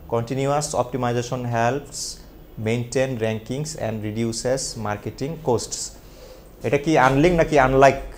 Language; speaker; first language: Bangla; non-native, local second language; Garo